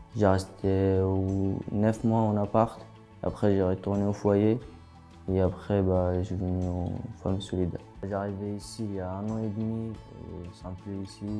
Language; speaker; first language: French; non-native, local second language; Arabic